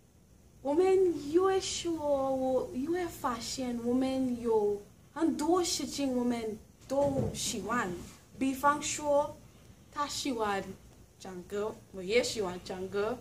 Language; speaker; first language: Chinese; non-native, learner; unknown